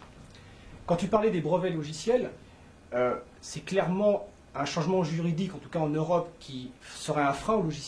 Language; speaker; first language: French; native; French